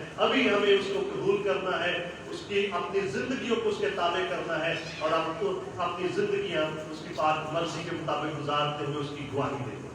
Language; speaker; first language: Urdu; non-native, local second language; Punjabi